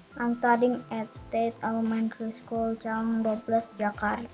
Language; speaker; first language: English; non-native, learner; Indonesian